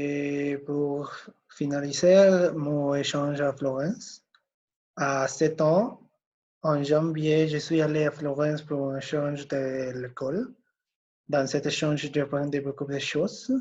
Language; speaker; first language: French; non-native, learner; Spanish